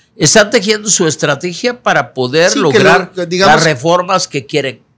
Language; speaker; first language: Spanish; native; Spanish